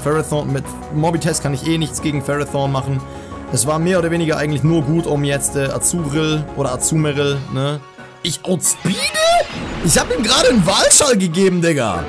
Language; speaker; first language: German; native; German